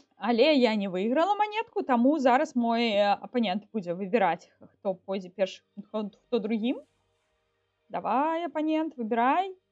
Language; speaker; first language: Belarusian; non-native, local second language; Russian